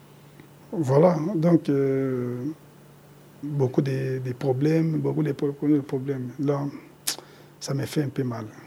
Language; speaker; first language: French; non-native, local second language; Lingala